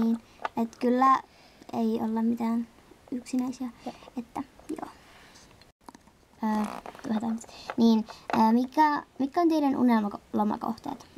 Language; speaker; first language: Finnish; native; Finnish